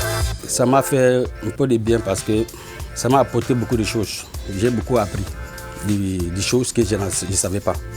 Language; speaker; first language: French; non-native, learner; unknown